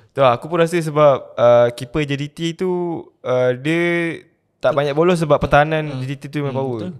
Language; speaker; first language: Malay; native; Malay